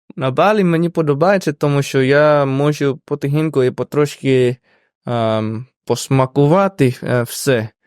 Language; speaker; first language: Ukrainian; non-native, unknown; Indonesian